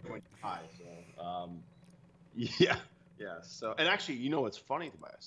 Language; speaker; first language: English; native; English